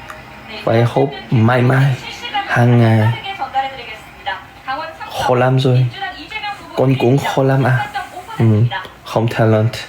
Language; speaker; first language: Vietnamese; non-native, learner; Korean